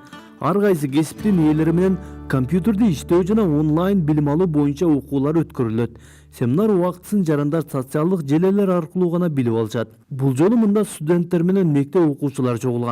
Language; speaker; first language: Kyrgyz; native; Kyrgyz